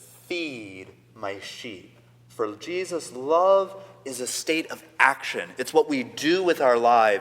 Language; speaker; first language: English; native; English